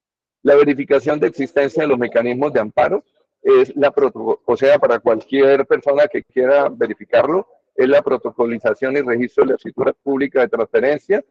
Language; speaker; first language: Spanish; native; Spanish